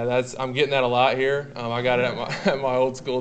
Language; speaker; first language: English; native; English